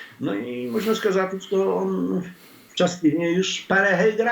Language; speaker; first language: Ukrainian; non-native, learner; Polish